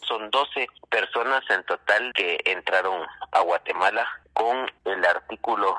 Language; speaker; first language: Spanish; native; Spanish